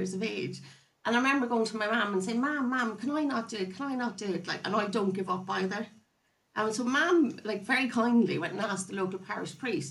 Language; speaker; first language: English; native; English